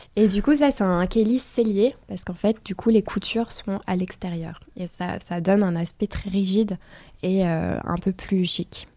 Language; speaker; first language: French; native; French